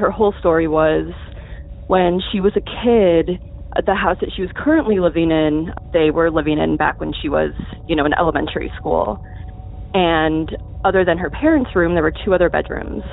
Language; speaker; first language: English; native; English